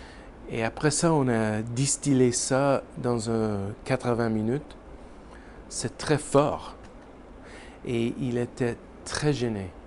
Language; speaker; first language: French; non-native, learner; English